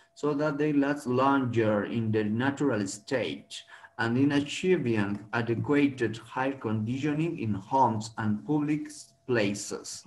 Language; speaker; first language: English; non-native, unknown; Spanish